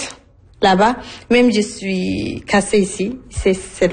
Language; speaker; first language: French; non-native, learner; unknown